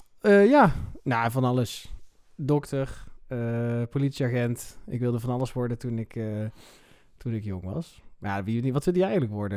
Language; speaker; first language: Dutch; native; Dutch